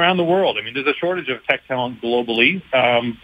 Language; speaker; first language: English; native; English